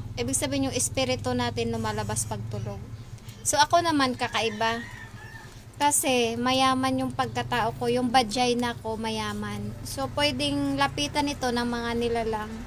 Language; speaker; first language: Filipino; non-native, local second language; Hiligaynon